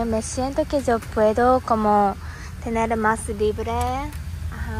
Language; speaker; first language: Spanish; non-native, learner; Japanese